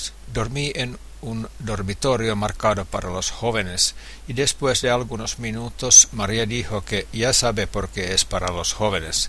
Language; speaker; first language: Spanish; non-native, fluent; Finnish